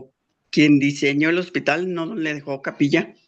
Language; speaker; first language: Spanish; native; Spanish